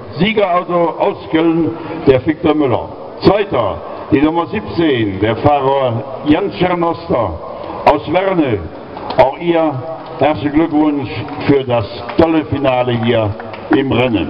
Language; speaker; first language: German; native; German